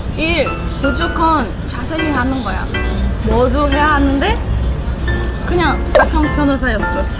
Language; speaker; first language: Korean; non-native, learner; Portuguese